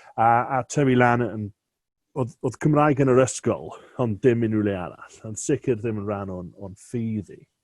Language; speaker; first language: Welsh; non-native, local second language; English